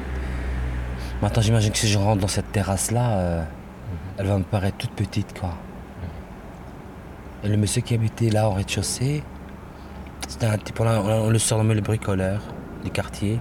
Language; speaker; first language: French; native; French